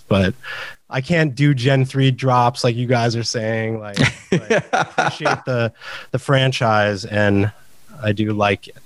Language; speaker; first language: English; native; English